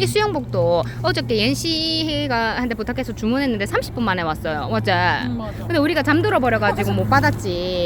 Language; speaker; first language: Korean; native; Korean